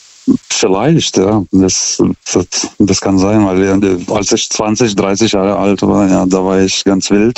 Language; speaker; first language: German; non-native, fluent; Lithuanian